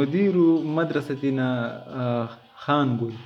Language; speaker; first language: Arabic; non-native, learner; Urdu